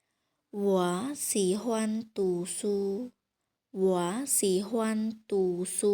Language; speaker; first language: Chinese; non-native, fluent; Khmer